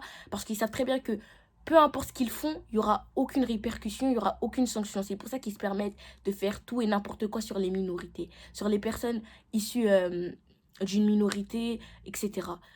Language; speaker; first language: French; native; French